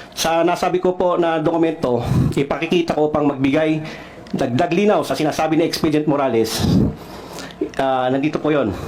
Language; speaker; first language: Filipino; non-native, local second language; Cebuano